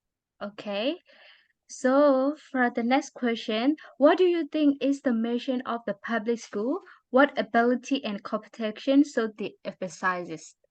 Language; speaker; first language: English; non-native, learner; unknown